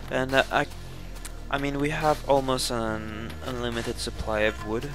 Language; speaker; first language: English; non-native, fluent; Swedish